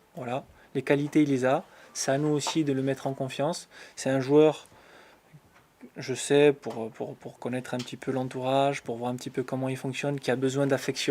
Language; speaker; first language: French; native; French